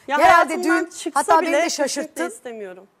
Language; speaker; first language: Turkish; native; Turkish